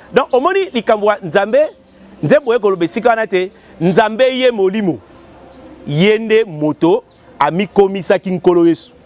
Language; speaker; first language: Lingala; non-native, local second language; Kongo